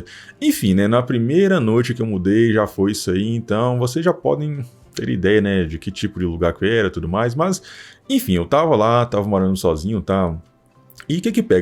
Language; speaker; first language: Portuguese; native; Portuguese